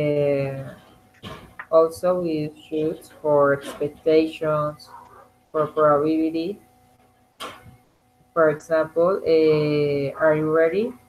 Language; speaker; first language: English; non-native, learner; Spanish